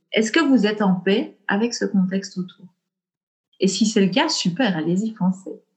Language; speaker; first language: French; native; French